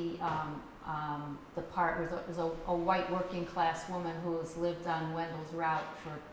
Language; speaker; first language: English; native; English